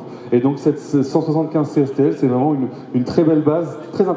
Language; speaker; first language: French; native; French